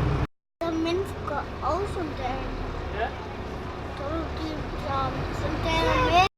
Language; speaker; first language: Danish; non-native, local second language; Kalaallisut